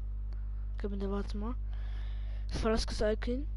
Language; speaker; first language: German; native; German